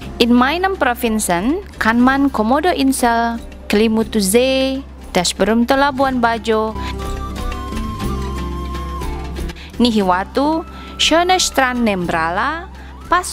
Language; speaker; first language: German; non-native, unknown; Indonesian